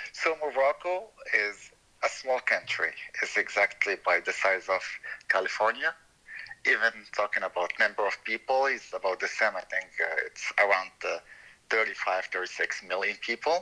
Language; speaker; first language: English; non-native, fluent; Arabic